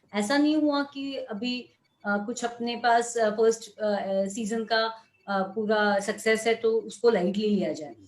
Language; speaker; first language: Hindi; non-native, local second language; Marathi